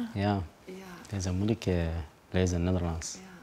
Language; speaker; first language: Dutch; non-native, learner; Arabic